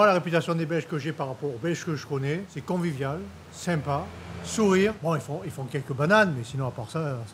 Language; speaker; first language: French; native; French